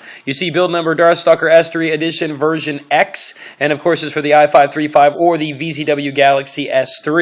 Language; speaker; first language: English; native; English